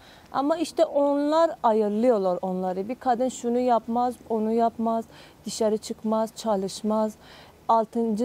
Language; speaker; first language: Turkish; non-native, fluent; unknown